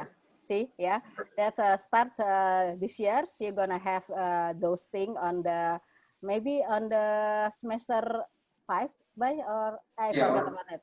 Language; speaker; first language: English; non-native, fluent; Indonesian